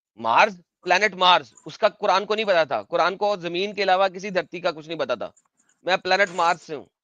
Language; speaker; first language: Urdu; non-native, local second language; Punjabi